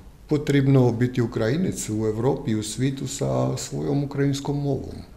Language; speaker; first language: Ukrainian; non-native, learner; Croatian